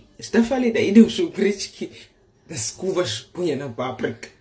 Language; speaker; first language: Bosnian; non-native, learner; Slovenian